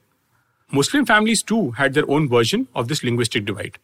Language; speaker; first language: English; non-native, local second language; Hindi